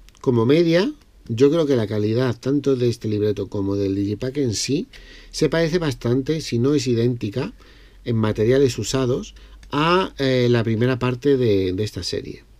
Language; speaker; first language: Spanish; native; Spanish